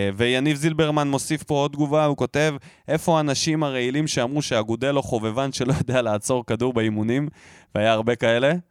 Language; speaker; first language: Hebrew; native; Hebrew